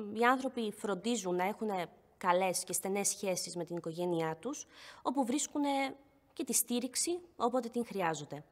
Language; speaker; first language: Greek; early bilingual, other home language; Polish